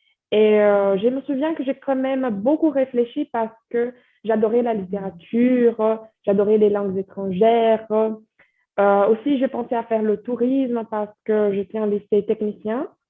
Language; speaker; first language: French; non-native, fluent; Portuguese